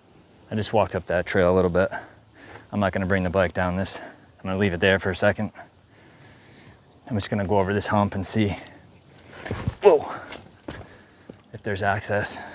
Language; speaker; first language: English; native; English